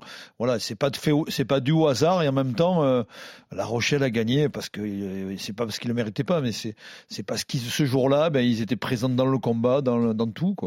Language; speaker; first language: French; native; French